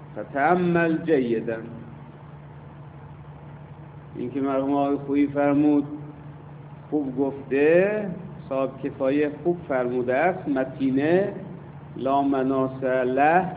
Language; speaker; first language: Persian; native; Persian